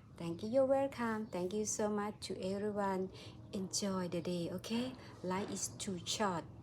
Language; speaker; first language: English; non-native, learner; Thai